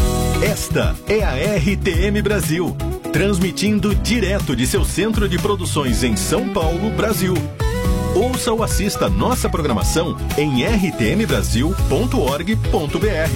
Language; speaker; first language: Portuguese; native; Portuguese